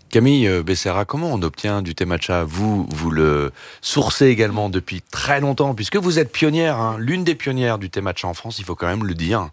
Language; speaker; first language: French; native; French